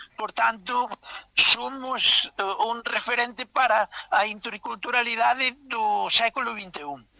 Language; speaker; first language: Galician; native; Galician